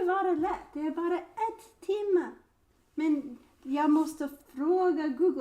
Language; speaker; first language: Swedish; non-native, learner; English